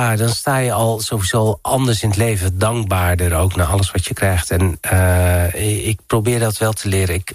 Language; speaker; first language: Dutch; early bilingual, other home language; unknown